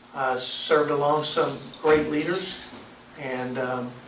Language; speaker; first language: English; native; English